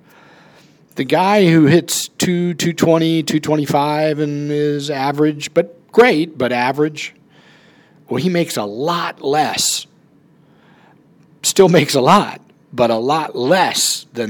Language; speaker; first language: English; native; English